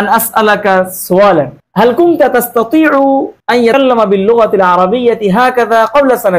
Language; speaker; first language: Arabic; non-native, fluent; Bangla